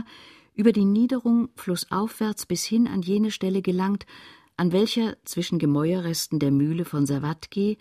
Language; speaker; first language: German; native; German